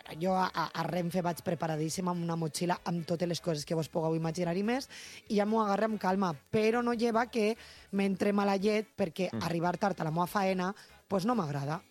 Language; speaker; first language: Catalan; native; Catalan